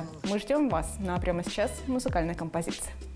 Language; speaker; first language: Russian; native; Russian